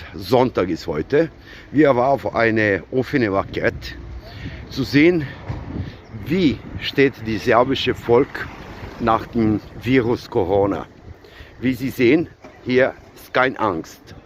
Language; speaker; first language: German; non-native, learner; Serbian